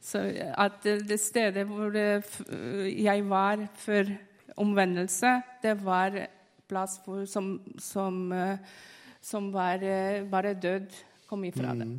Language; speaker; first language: Norwegian; non-native, fluent; Polish